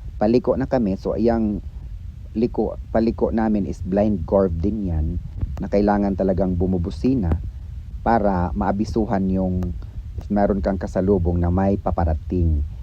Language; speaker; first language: Filipino; non-native, local second language; Cebuano